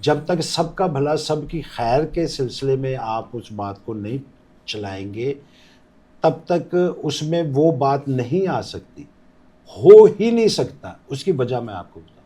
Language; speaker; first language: Urdu; non-native, local second language; Punjabi